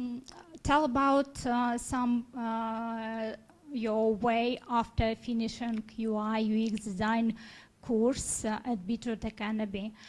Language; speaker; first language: English; non-native, learner; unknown